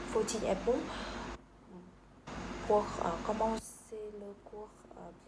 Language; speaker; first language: French; non-native, learner; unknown